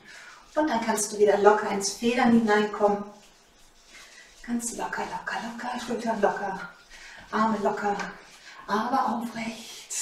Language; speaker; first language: German; native; German